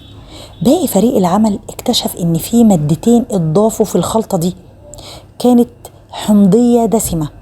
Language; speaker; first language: Arabic; native; Arabic